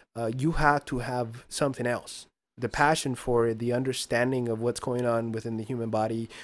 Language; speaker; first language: English; early bilingual, other home language; Spanish